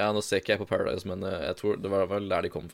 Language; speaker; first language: Norwegian; native; Norwegian